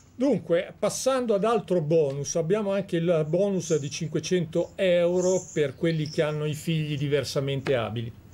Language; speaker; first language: Italian; native; Italian